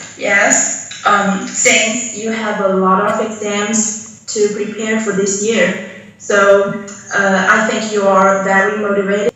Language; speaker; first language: English; non-native, learner; Chinese